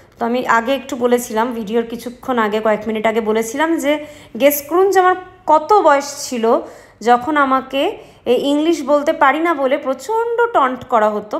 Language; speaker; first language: Bangla; native; Bangla